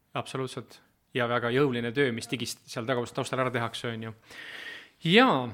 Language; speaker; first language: Estonian; native; Estonian